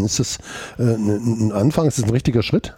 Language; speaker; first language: German; native; German